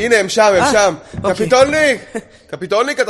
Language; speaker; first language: Hebrew; native; Hebrew